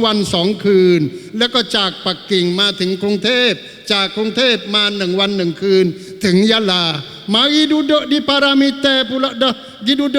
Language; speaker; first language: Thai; non-native, local second language; Malay